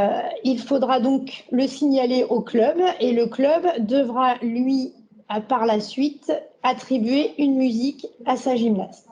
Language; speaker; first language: French; native; French